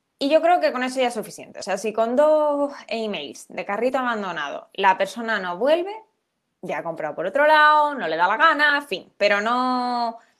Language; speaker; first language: Spanish; native; Spanish